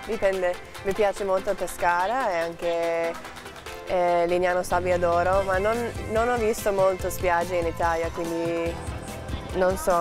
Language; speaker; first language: Italian; non-native, learner; English